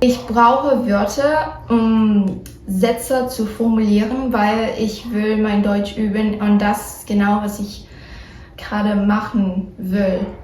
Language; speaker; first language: German; non-native, learner; Portuguese